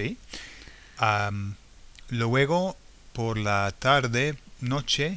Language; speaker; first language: Spanish; non-native, fluent; English